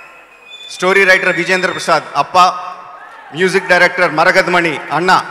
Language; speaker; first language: Tamil; non-native, local second language; Telugu